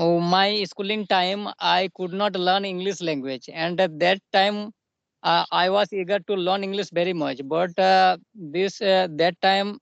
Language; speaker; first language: English; non-native, local second language; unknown